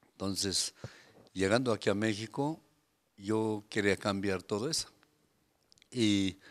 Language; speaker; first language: Spanish; non-native, fluent; Korean